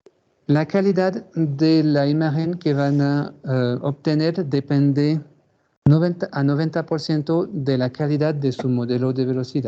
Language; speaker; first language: Spanish; non-native, fluent; French